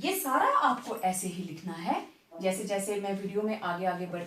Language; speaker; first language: Hindi; native; Hindi